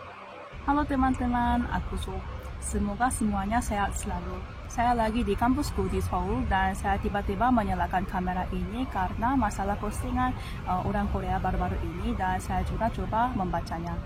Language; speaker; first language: Indonesian; non-native, fluent; Korean